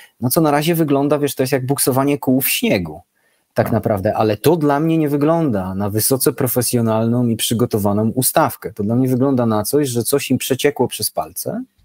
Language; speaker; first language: Polish; native; Polish